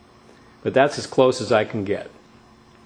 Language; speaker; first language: English; native; English